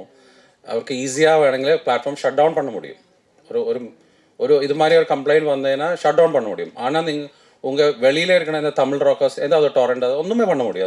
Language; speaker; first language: Tamil; non-native, fluent; Malayalam